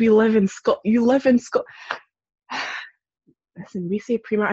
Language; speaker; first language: English; native; English